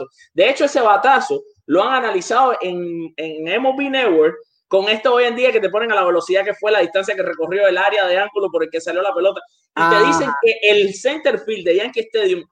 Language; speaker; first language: Spanish; native; Spanish